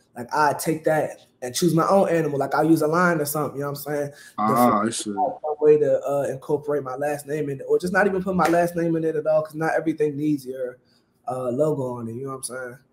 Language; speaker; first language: English; native; English